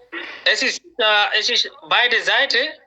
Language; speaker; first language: German; non-native, learner; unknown